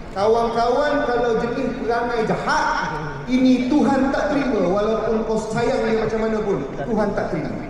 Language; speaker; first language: Malay; native; Malay